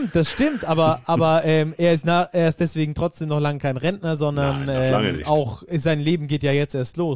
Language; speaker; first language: German; native; German